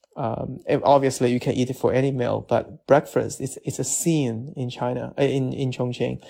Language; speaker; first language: English; non-native, fluent; Chinese